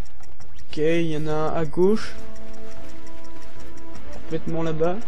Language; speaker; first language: French; native; French